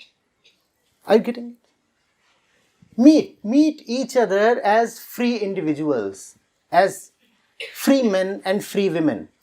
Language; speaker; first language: English; non-native, local second language; Hindi